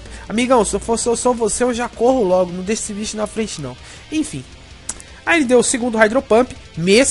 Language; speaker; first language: Portuguese; native; Portuguese